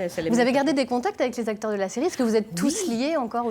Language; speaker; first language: French; native; French